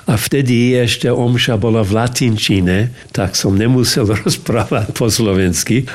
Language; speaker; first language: Slovak; early bilingual, heritage; English